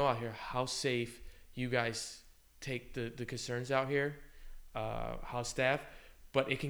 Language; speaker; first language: English; native; English